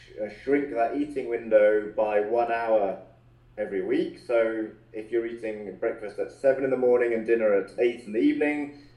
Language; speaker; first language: English; native; English